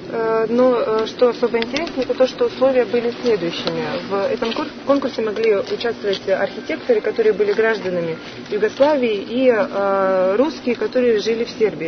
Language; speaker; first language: Russian; native; Russian